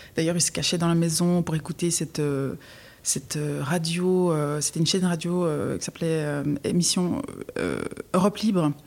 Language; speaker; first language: French; native; French